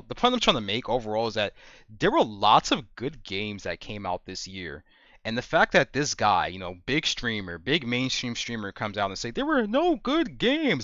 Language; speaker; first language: English; native; English